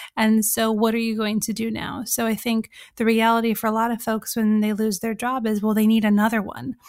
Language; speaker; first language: English; native; English